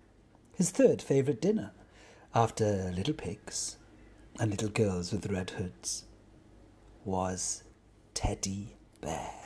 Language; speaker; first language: English; native; English